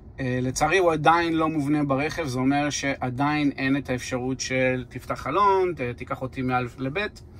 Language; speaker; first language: Hebrew; native; Hebrew